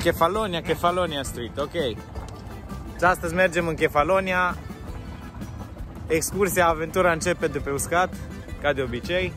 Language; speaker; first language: Romanian; native; Romanian